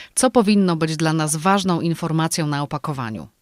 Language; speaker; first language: Polish; native; Polish